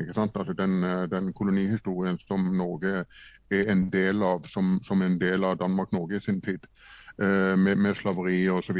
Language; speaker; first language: Norwegian; native; Norwegian